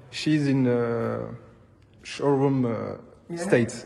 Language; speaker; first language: English; non-native, learner; French